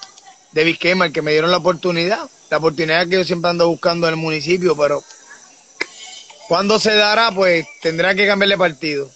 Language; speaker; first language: Spanish; native; Spanish